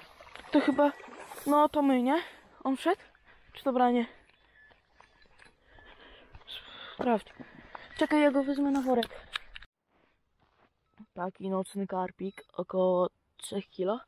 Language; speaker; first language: Polish; native; Polish